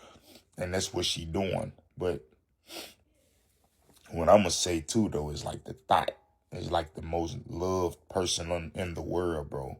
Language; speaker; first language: English; native; English